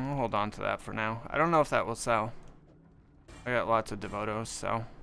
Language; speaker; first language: English; native; English